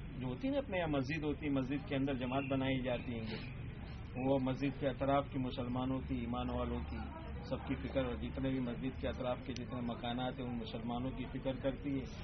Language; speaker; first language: Urdu; native; Urdu